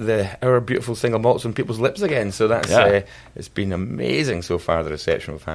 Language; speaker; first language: English; native; English